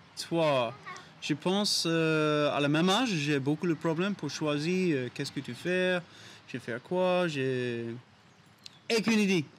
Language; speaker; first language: French; non-native, learner; English